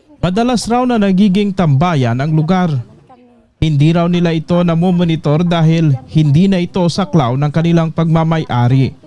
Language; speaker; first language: Filipino; native; Filipino